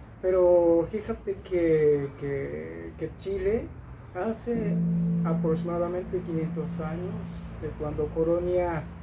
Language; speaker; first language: Spanish; non-native, learner; Japanese